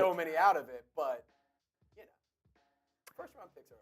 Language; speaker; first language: English; native; English